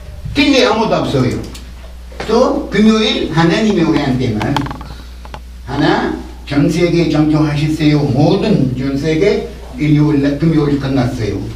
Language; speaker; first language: Korean; non-native, learner; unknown